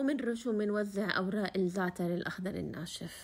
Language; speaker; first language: Arabic; native; Arabic